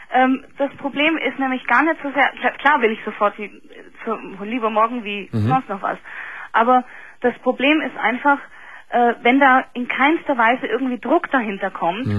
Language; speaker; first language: German; native; German